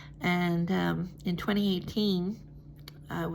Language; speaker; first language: English; native; English